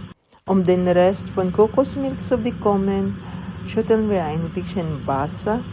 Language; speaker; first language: German; non-native, learner; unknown